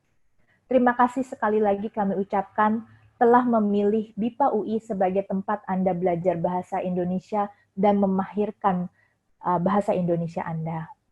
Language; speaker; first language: Indonesian; native; Indonesian